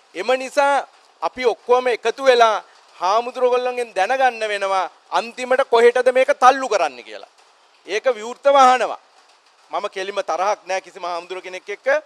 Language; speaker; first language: Sinhala; native; Sinhala